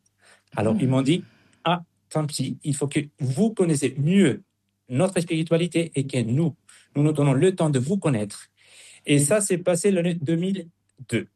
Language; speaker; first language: French; non-native, fluent; Spanish